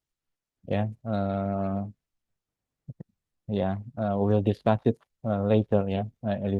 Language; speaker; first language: English; non-native, fluent; Indonesian